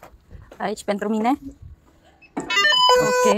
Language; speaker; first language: Romanian; non-native, learner; Filipino